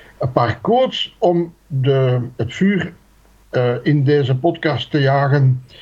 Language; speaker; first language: Dutch; native; Dutch